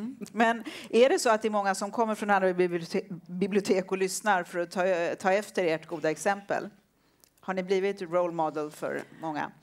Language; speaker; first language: Swedish; native; Swedish